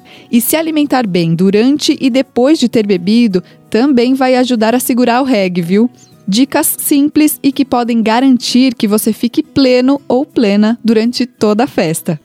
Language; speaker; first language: Portuguese; native; Portuguese